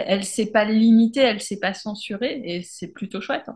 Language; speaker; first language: French; native; French